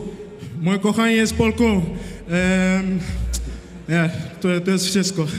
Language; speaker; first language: Polish; non-native, learner; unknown